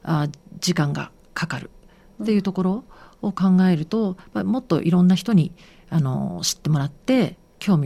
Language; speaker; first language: Japanese; native; Japanese